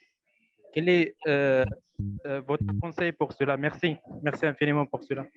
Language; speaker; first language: French; non-native, local second language; Arabic